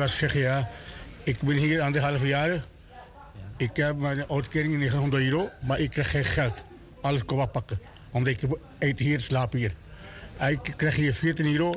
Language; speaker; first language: Dutch; non-native, learner; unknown